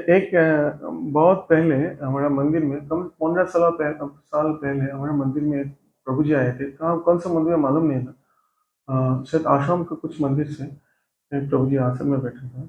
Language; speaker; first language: Hindi; non-native, local second language; Bangla